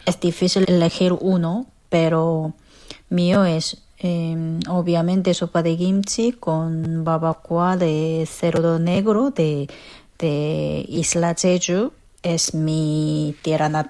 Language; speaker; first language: Spanish; non-native, fluent; Korean